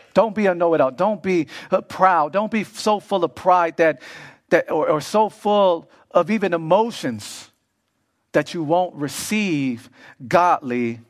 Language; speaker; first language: English; native; English